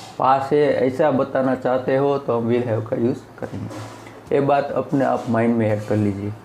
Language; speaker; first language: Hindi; non-native, local second language; Gujarati